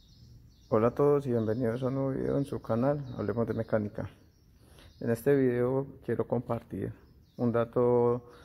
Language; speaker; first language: Spanish; native; Spanish